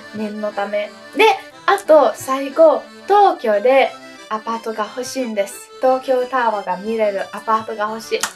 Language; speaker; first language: Japanese; non-native, fluent; Italian